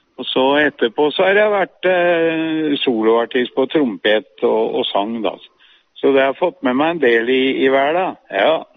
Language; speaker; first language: Norwegian; native; Norwegian